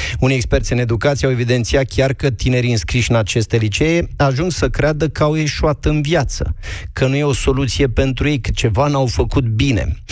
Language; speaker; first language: Romanian; native; Romanian